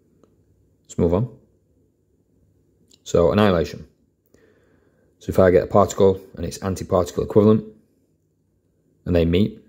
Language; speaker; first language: English; native; English